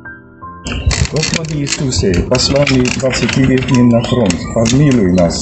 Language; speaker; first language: Ukrainian; non-native, local second language; Russian